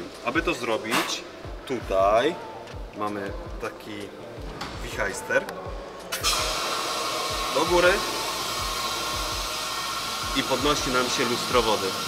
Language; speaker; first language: Polish; native; Polish